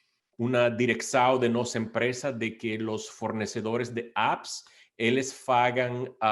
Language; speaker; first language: Spanish; non-native, learner; Portuguese